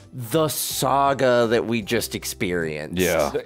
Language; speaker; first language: English; native; English